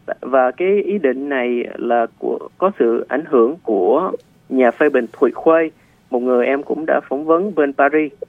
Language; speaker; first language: Vietnamese; early bilingual, heritage; Vietnamese